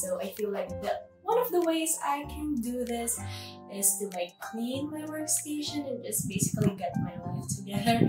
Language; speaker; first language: English; non-native, local second language; Filipino